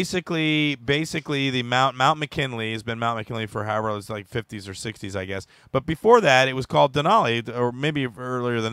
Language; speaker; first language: English; native; English